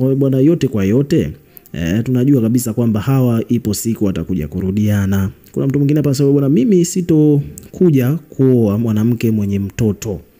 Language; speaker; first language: Swahili; native; Swahili